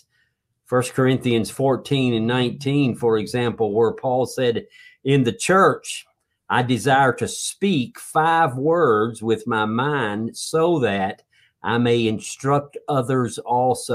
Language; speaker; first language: English; native; English